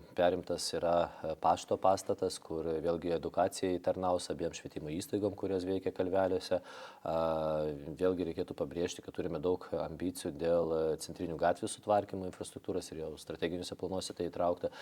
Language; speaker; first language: Lithuanian; non-native, local second language; Polish